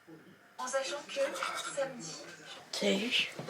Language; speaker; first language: French; native; French